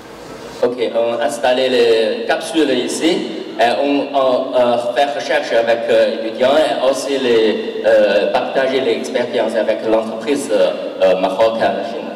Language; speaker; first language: French; non-native, learner; Chinese